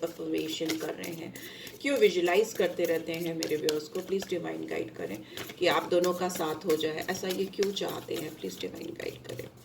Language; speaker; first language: Hindi; native; Hindi